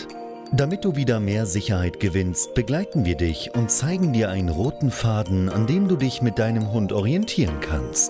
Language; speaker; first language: German; native; German